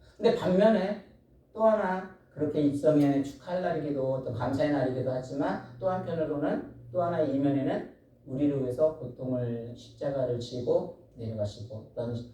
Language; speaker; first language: Korean; native; Korean